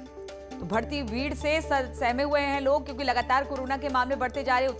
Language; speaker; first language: Hindi; native; Hindi